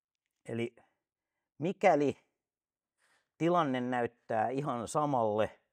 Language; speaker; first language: Finnish; native; Finnish